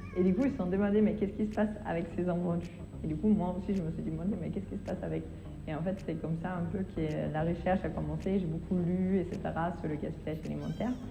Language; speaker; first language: French; non-native, fluent; German